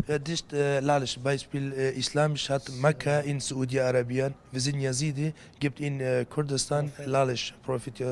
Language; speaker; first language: German; non-native, learner; Kurdish